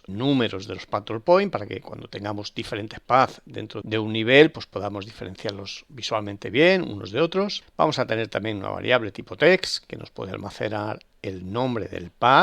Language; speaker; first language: Spanish; native; Spanish